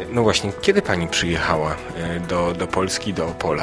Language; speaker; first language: Polish; native; Polish